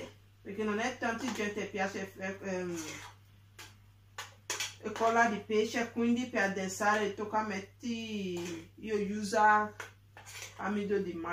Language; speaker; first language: Italian; non-native, learner; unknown